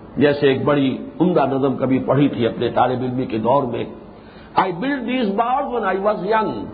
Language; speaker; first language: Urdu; native; Urdu